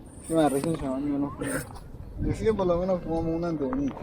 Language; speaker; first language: Spanish; native; Spanish